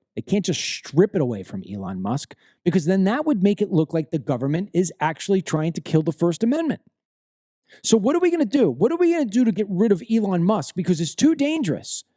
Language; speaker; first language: English; native; English